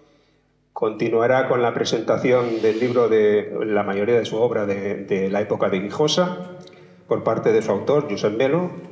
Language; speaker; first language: Spanish; native; Spanish